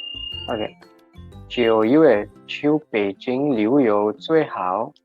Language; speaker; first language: Chinese; non-native, fluent; Hindi